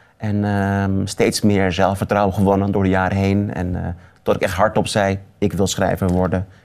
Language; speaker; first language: Dutch; early bilingual, other home language; Zaza